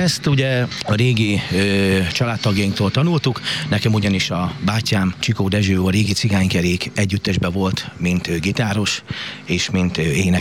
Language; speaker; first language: Hungarian; native; Hungarian